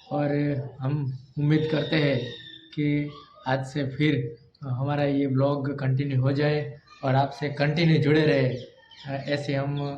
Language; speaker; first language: Hindi; non-native, local second language; Gujarati